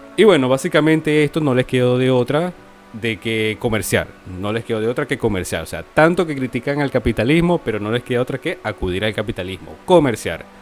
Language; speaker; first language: Spanish; native; Spanish